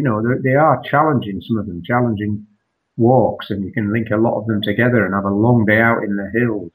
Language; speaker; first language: English; native; English